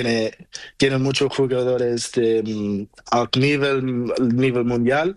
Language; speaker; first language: Spanish; non-native, learner; Portuguese